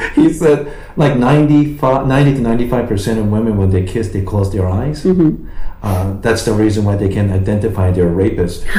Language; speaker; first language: English; early bilingual, other home language; Japanese